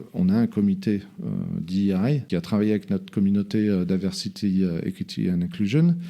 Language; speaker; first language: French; native; French